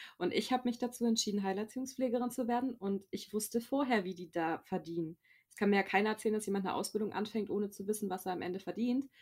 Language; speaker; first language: German; native; German